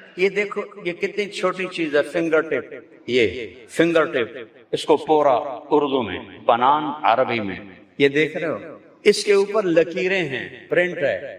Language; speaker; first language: Urdu; non-native, local second language; Punjabi